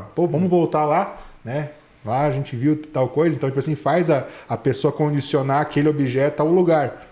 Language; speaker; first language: Portuguese; native; Portuguese